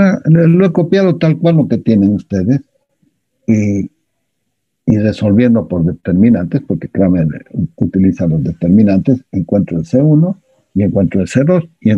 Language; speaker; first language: Spanish; native; Spanish